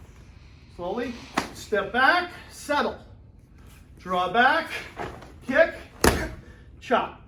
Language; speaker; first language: English; native; English